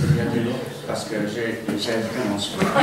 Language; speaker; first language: French; non-native, fluent; English